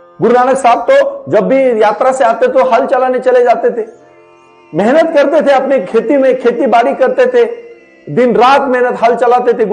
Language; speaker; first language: Hindi; non-native, local second language; Marathi